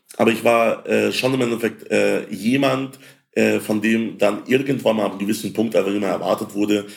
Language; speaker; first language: German; early bilingual, other home language; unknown